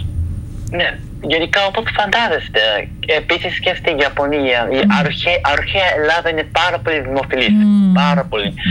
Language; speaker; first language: Greek; non-native, fluent; Japanese